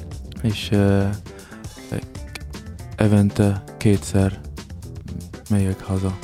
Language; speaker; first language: Hungarian; non-native, learner; Arabic